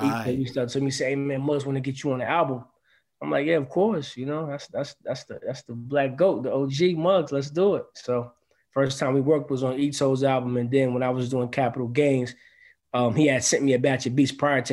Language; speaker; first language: English; native; English